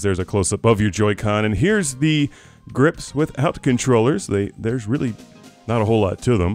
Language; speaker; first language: English; native; English